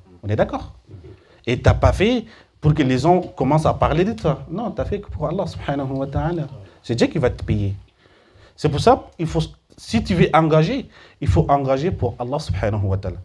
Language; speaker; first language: French; early bilingual, other home language; Soninke